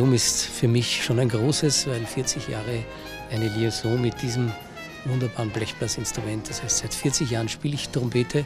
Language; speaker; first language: German; native; German